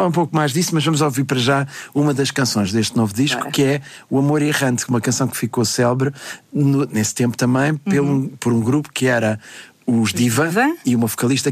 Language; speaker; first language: Portuguese; native; Portuguese